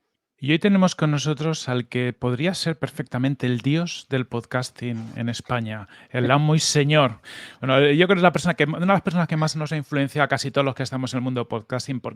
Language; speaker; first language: Spanish; native; Spanish